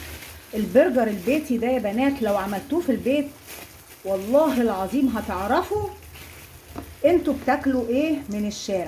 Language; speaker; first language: Arabic; native; Arabic